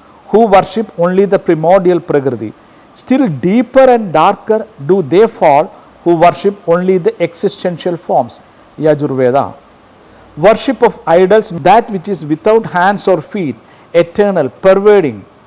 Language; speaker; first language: English; non-native, local second language; Malayalam